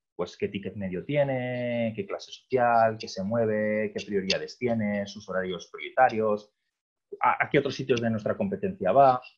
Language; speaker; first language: Spanish; native; Spanish